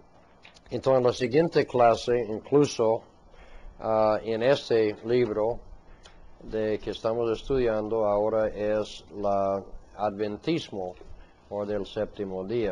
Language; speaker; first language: Spanish; non-native, fluent; English